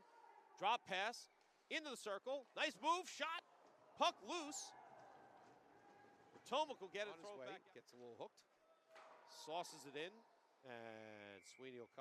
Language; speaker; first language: English; native; English